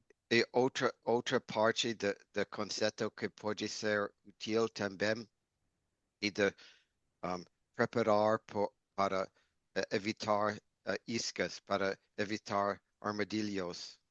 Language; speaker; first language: Portuguese; non-native, learner; English